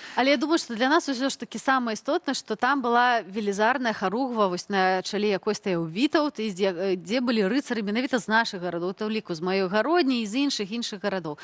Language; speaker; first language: Belarusian; native; Belarusian